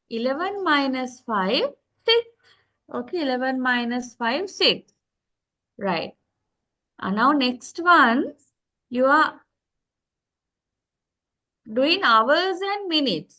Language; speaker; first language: English; non-native, local second language; Sinhala